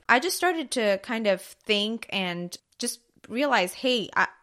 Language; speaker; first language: English; early bilingual, other home language; Persian